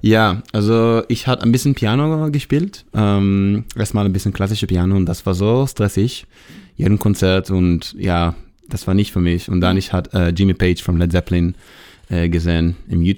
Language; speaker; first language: German; non-native, learner; Hebrew